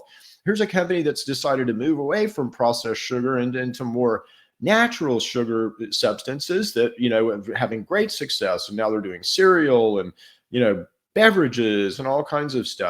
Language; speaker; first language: English; native; English